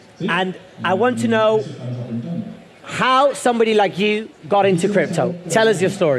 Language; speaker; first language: English; non-native, learner; Spanish